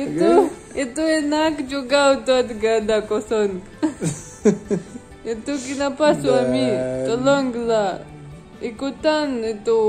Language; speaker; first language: Indonesian; non-native, learner; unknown